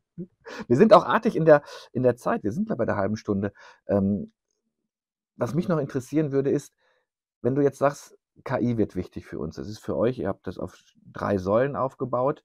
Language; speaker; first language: German; native; German